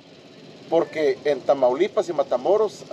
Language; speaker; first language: Spanish; native; Spanish